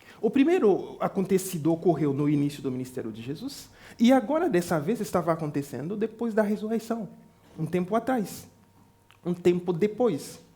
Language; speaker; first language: Portuguese; non-native, fluent; French